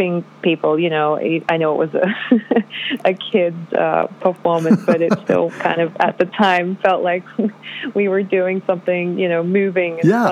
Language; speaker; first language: English; non-native, local second language; Polish